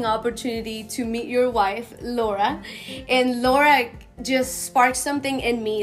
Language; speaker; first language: English; non-native, fluent; Spanish